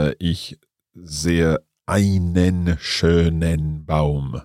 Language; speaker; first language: German; non-native, learner; English